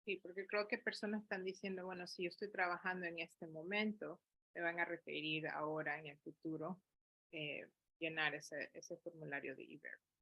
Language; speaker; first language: Spanish; early bilingual, heritage; Spanish